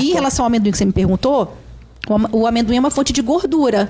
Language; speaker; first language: Portuguese; native; Portuguese